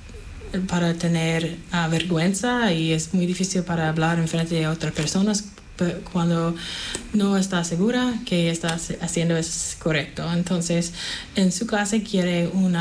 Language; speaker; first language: Spanish; non-native, fluent; English